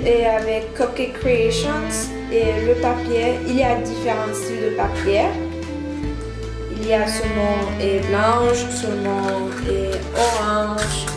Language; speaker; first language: French; non-native, learner; Spanish